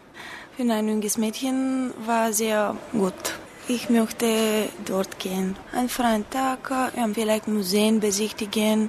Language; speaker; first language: German; non-native, learner; Bulgarian